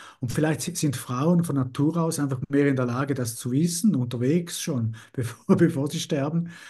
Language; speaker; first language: German; early bilingual, other home language; Spanish